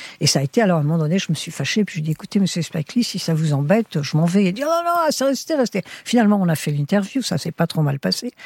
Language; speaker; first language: French; early bilingual, heritage; French